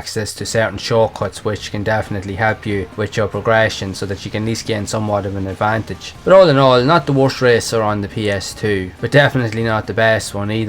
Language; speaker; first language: English; native; English